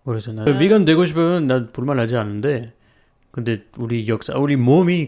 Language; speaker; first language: Korean; non-native, fluent; French